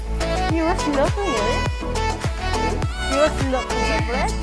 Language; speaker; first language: English; non-native, learner; Filipino